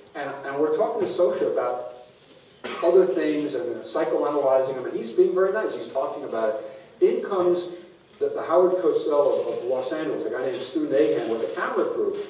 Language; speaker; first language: English; native; English